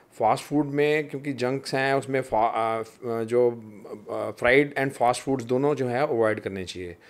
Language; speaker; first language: Hindi; non-native, local second language; Punjabi